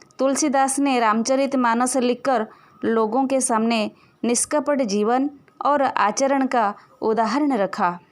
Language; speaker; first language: Hindi; non-native, local second language; Odia